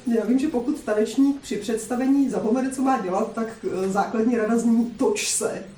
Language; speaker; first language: Czech; native; Czech